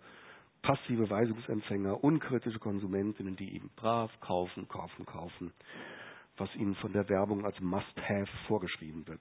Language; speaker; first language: German; native; German